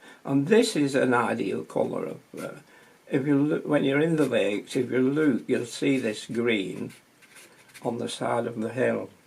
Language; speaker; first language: English; native; English